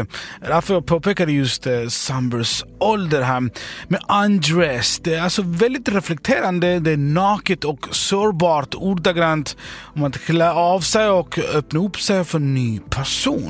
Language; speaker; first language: Swedish; native; Swedish